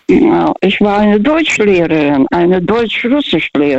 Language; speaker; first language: German; non-native, fluent; Russian